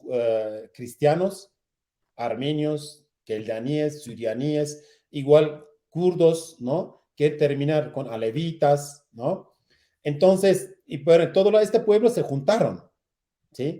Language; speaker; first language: Spanish; non-native, learner; Kurdish